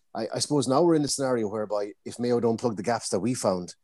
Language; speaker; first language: English; native; English